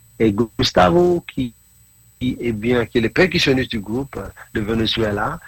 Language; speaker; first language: French; non-native, local second language; Mandingo